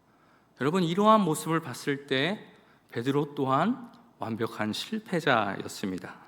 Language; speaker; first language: Korean; native; Korean